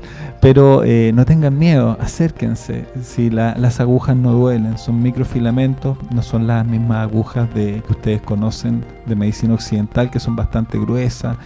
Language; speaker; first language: Spanish; native; Spanish